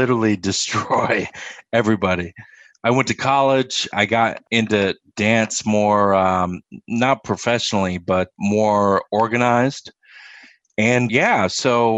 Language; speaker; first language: English; native; English